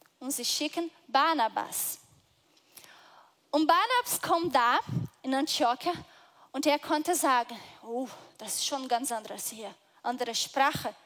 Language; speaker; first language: German; non-native, fluent; Portuguese